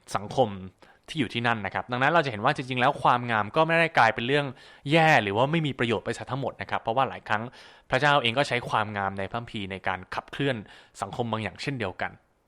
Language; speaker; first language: Thai; native; Thai